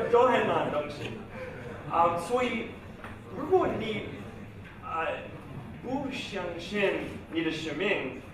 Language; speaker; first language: Chinese; non-native, learner; English